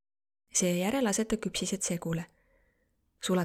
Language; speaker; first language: Estonian; non-native, learner; Arabic